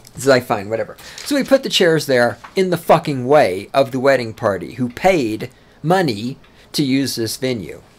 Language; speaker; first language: English; native; English